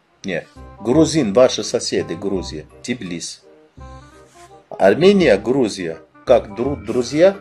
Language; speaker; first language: Russian; non-native, learner; Azerbaijani